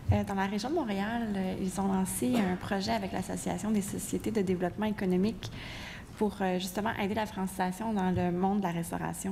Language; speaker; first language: French; native; French